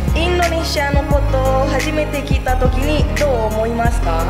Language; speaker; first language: Japanese; non-native, learner; Indonesian